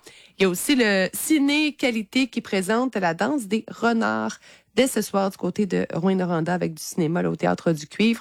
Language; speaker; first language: French; native; French